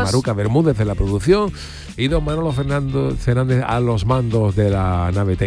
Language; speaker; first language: Spanish; native; Spanish